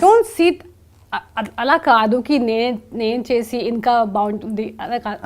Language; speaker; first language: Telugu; non-native, local second language; Hindi